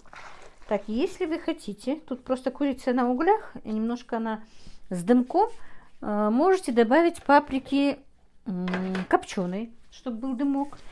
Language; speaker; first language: Russian; non-native, local second language; Chechen